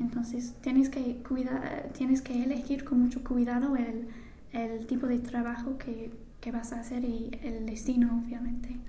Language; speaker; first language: Spanish; non-native, fluent; English